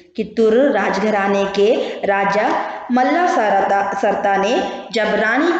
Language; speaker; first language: Hindi; non-native, local second language; Kannada